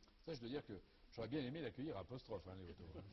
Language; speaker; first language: French; native; French